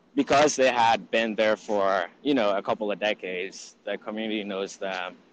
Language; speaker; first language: English; early bilingual, other home language; Akan